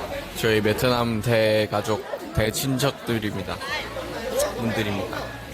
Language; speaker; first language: Korean; early bilingual, other home language; Vietnamese